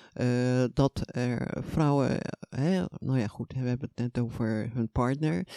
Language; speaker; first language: Dutch; native; Dutch